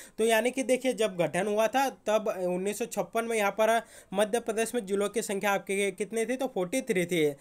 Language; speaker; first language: Hindi; native; Hindi